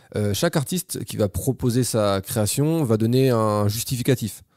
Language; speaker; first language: French; native; French